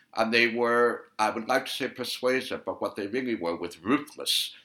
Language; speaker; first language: English; native; English